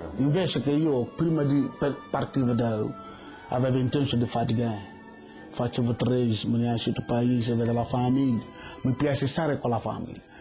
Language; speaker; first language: Italian; non-native, learner; Wolof